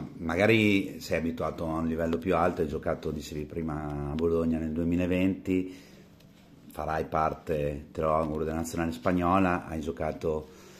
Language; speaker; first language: Italian; native; Italian